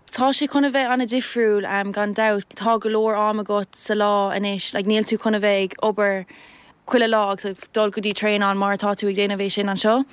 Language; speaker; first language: Irish; non-native, local second language; English